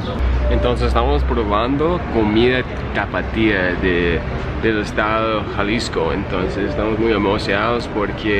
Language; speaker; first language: Spanish; non-native, fluent; English